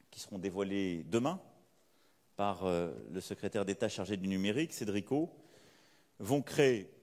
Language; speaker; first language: French; native; French